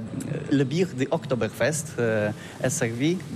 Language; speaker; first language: French; non-native, learner; Polish